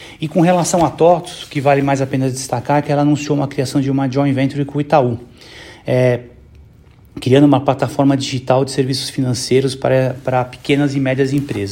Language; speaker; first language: Portuguese; native; Portuguese